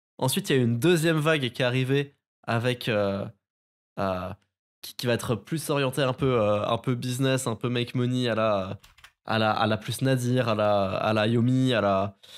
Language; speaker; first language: French; native; French